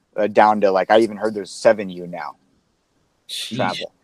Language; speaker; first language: English; native; English